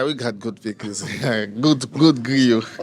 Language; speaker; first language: English; non-native, learner; Haitian Creole